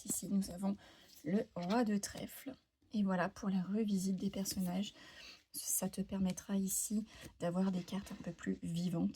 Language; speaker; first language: French; native; French